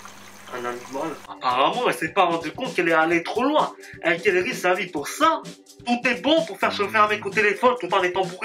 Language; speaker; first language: French; native; French